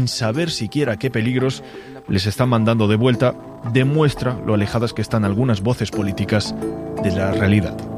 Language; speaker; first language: Spanish; native; Spanish